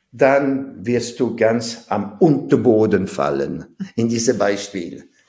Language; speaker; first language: German; non-native, fluent; French